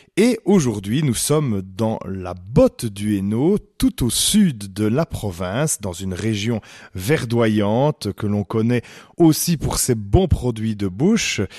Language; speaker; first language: French; native; French